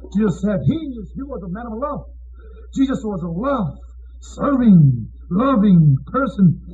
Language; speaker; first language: English; non-native, fluent; Korean